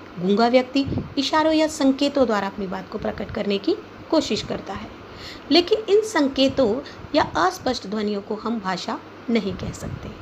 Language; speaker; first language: Hindi; native; Hindi